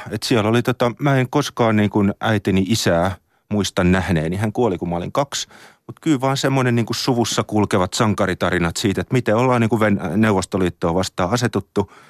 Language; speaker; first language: Finnish; native; Finnish